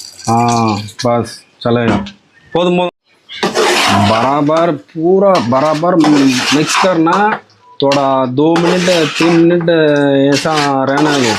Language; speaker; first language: Hindi; non-native, local second language; Tamil